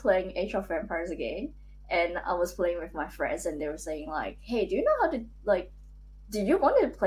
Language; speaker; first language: English; non-native, local second language; Cantonese